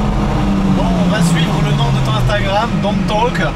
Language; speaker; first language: French; native; French